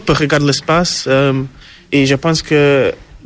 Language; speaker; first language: French; non-native, learner; English